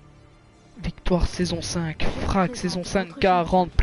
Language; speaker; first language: French; native; French